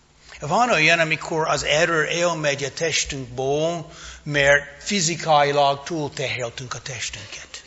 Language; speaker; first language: Hungarian; non-native, fluent; English